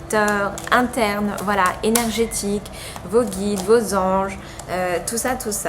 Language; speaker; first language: French; native; French